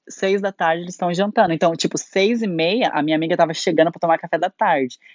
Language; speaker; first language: Portuguese; native; Portuguese